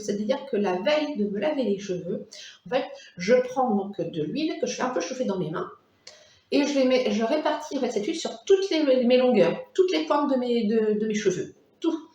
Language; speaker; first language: French; native; French